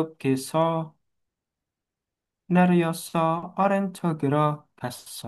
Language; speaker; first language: Korean; non-native, learner; Indonesian